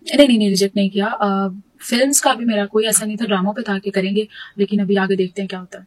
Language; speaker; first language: Urdu; native; Urdu